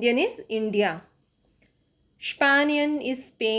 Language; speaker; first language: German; non-native, fluent; Hindi